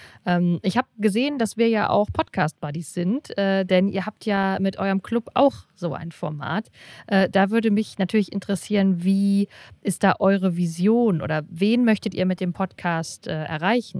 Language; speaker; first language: German; native; German